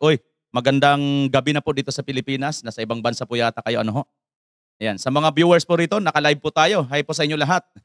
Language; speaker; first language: Filipino; native; Filipino